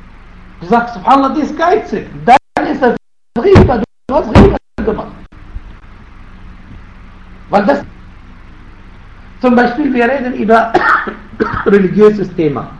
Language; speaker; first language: German; non-native, fluent; Arabic